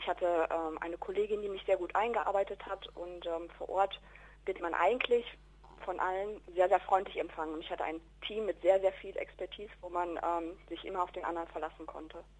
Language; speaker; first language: German; native; German